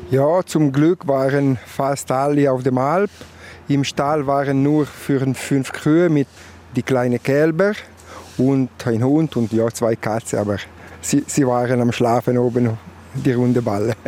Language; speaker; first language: German; non-native, local second language; Italian